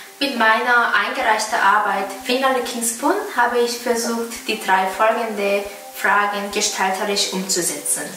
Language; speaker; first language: German; non-native, fluent; Korean